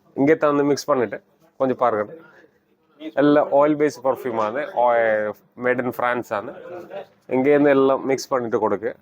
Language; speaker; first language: Tamil; non-native, local second language; Malayalam